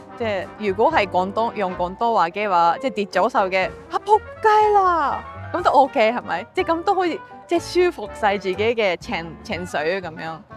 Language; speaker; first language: Cantonese; non-native, fluent; Japanese